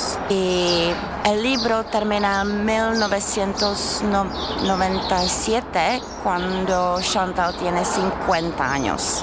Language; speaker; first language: Spanish; non-native, learner; Czech